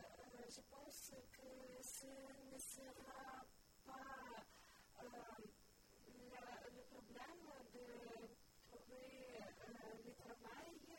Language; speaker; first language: French; non-native, learner; Ukrainian